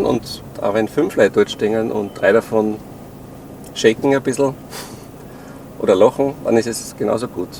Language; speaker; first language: German; native; German